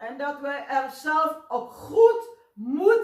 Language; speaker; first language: Dutch; non-native, fluent; Indonesian